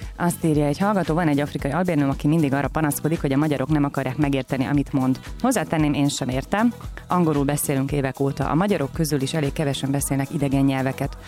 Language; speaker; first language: Hungarian; native; Hungarian